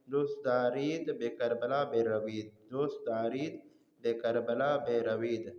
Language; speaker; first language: Persian; non-native, fluent; Urdu